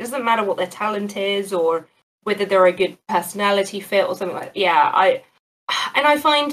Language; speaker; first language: English; native; English